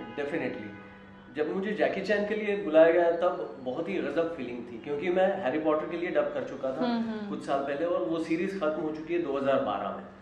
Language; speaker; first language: Hindi; non-native, local second language; Gujarati